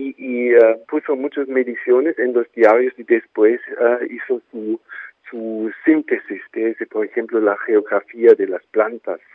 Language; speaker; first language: Spanish; non-native, fluent; German